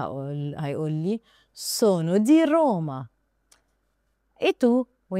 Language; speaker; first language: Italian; non-native, learner; Arabic